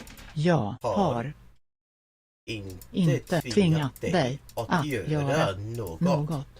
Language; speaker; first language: Swedish; non-native, learner; English